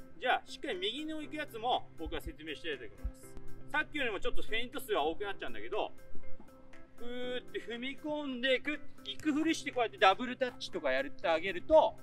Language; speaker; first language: Japanese; native; Japanese